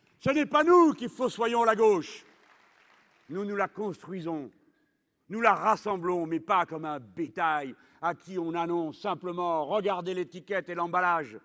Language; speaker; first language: French; native; French